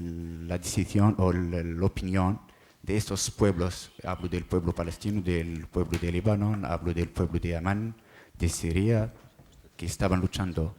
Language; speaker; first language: Spanish; non-native, learner; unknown